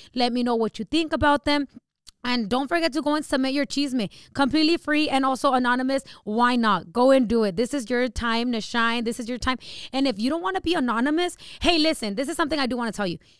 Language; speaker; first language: English; early bilingual, other home language; Spanish